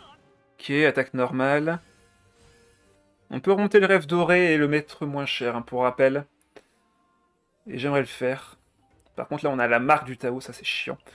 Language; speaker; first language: French; native; French